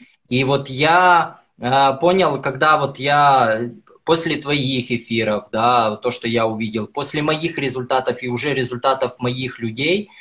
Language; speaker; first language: Russian; native; Russian